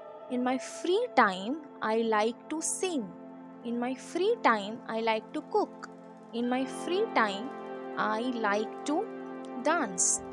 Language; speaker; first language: English; non-native, local second language; Bangla